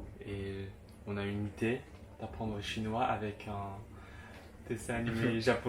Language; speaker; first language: French; non-native, fluent; Chinese